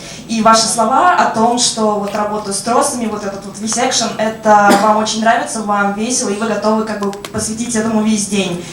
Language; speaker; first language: Russian; native; Russian